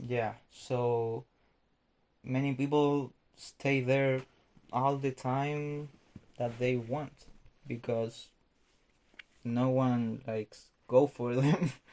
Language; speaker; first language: English; non-native, fluent; Spanish